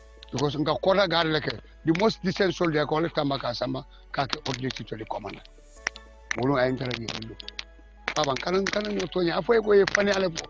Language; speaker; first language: English; non-native, local second language; Mandingo